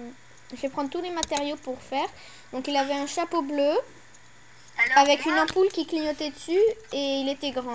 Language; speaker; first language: French; native; French